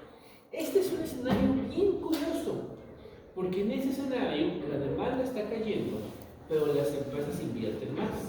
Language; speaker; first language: Spanish; native; Spanish